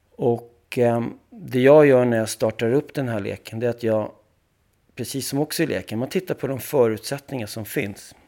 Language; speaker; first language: Swedish; early bilingual, other home language; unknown